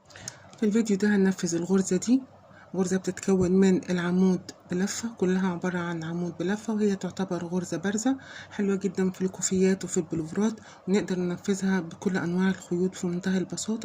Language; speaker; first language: Arabic; native; Arabic